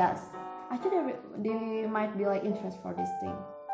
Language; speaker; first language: English; non-native, learner; Indonesian